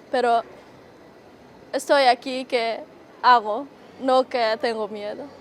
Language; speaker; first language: Spanish; non-native, learner; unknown